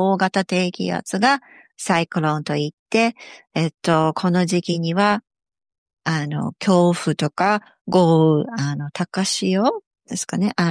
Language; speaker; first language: Japanese; native; Japanese